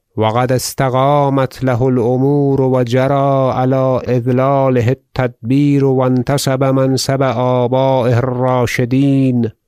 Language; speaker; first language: Arabic; non-native, fluent; Persian